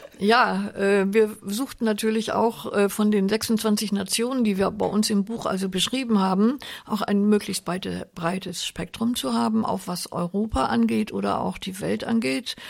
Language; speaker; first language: German; native; German